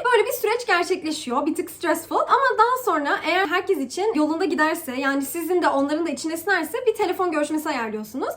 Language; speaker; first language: Turkish; early bilingual, heritage; Turkish